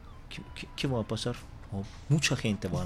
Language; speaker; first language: Spanish; non-native, learner; Turkish